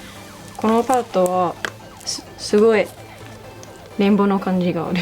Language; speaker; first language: Japanese; non-native, learner; English